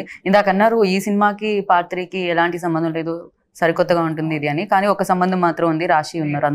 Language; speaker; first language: Telugu; native; Telugu